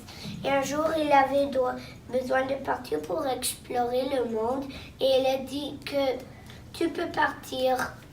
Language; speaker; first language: French; non-native, local second language; English